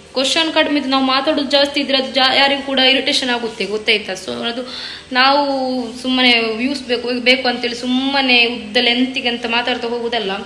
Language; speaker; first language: Kannada; non-native, local second language; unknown